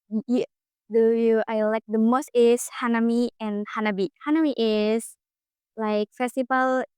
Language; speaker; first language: English; non-native, learner; Indonesian